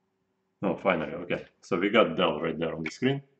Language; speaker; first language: English; non-native, fluent; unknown